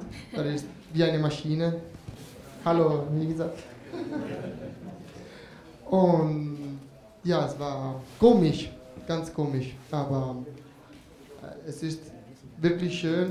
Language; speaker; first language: German; non-native, fluent; Italian